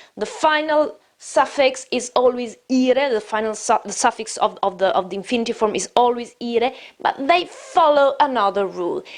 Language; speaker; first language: English; non-native, fluent; Italian